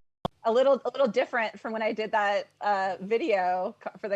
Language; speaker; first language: English; native; English